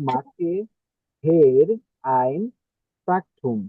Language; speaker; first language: German; non-native, learner; Bangla